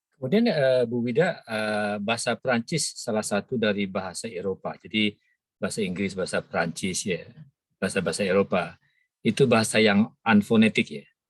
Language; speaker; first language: Indonesian; native; Indonesian